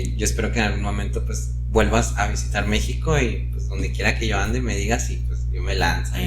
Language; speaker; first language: Spanish; native; Spanish